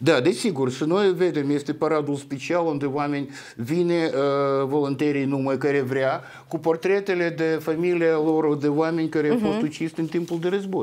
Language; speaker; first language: Romanian; non-native, local second language; Russian